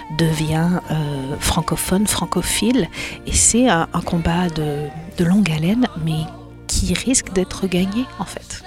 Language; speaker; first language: French; native; French